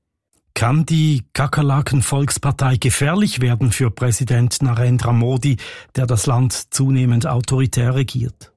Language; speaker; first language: German; native; German